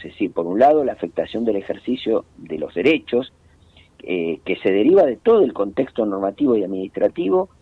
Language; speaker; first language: Spanish; native; Spanish